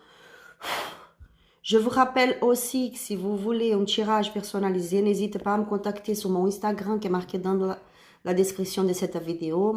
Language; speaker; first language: French; non-native, learner; Spanish